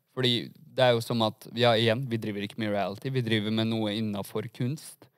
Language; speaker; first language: Norwegian; early bilingual, other home language; Persian